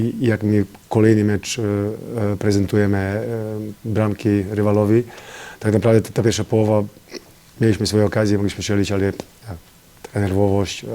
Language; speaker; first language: Polish; non-native, fluent; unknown